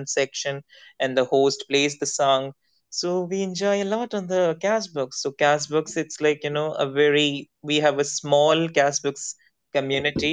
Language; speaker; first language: English; non-native, local second language; Hindi